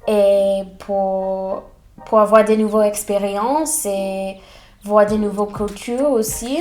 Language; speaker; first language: French; non-native, fluent; English